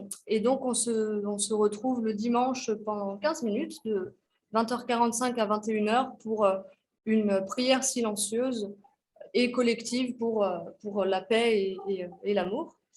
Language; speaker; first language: French; native; French